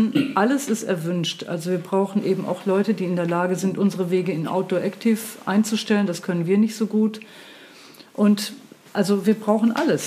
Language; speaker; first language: German; native; German